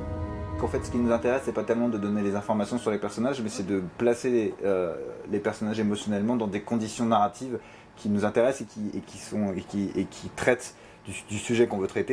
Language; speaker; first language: French; native; French